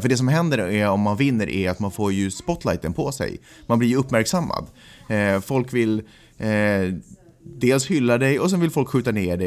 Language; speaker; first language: Swedish; native; Swedish